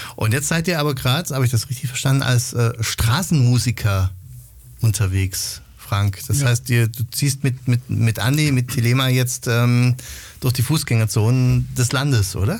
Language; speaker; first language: German; native; German